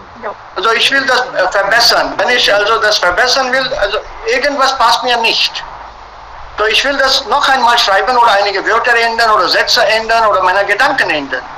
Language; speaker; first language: German; non-native, fluent; Hindi